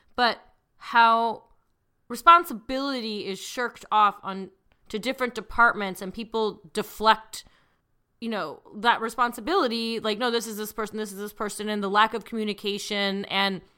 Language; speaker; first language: English; early bilingual, other home language; Hindi